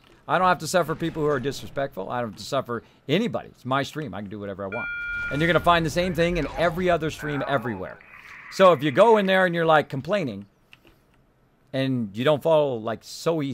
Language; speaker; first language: English; native; English